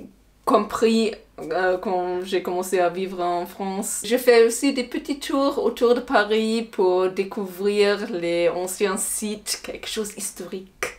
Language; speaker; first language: French; non-native, learner; German